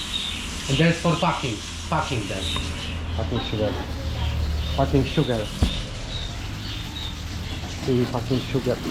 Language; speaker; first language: English; non-native, learner; Polish